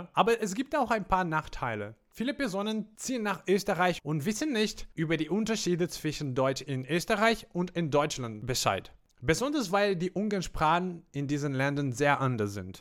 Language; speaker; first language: German; non-native, fluent; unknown